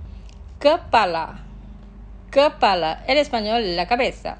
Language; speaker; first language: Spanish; non-native, fluent; Indonesian